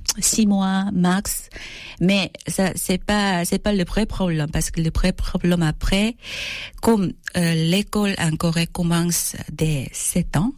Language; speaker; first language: French; non-native, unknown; Korean